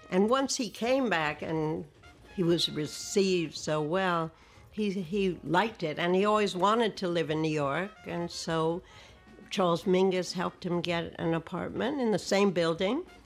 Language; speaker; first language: English; native; English